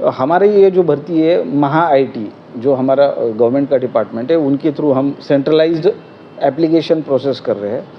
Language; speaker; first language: Hindi; non-native, local second language; Marathi